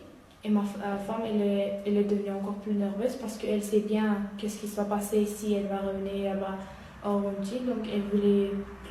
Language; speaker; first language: French; non-native, learner; Uyghur